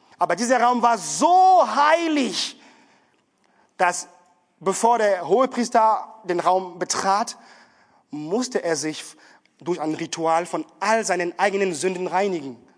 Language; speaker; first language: German; non-native, fluent; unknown